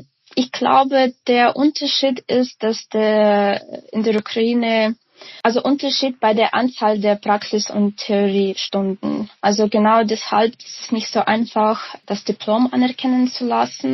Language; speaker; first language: German; non-native, fluent; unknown